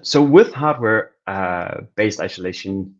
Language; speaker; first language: English; non-native, fluent; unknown